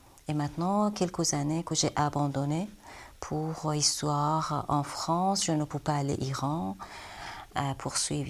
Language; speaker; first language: French; non-native, learner; Persian